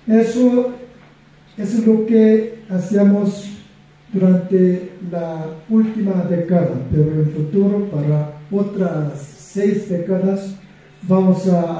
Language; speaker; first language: Spanish; non-native, fluent; Korean